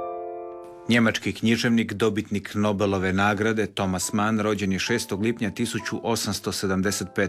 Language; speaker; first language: Serbian; native; Serbian